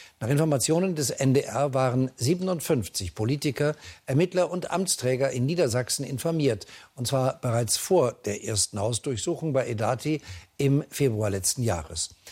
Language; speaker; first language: German; native; German